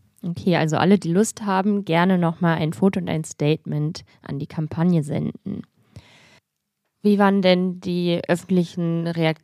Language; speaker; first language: German; native; German